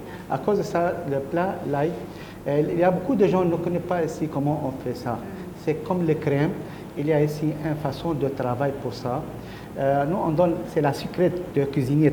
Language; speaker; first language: French; non-native, learner; Arabic